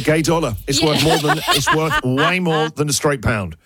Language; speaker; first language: English; native; English